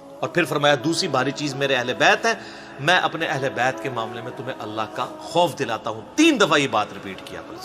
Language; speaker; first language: Urdu; non-native, local second language; Punjabi